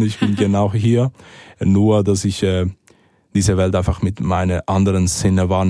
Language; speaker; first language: German; early bilingual, other home language; Spanish